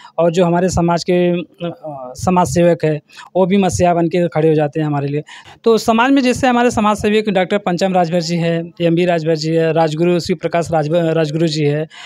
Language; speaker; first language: Hindi; native; Hindi